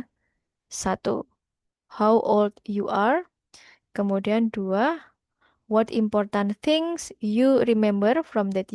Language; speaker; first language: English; non-native, fluent; Indonesian